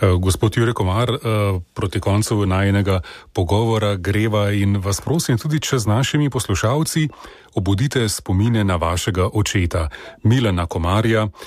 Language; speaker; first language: Slovenian; native; Slovenian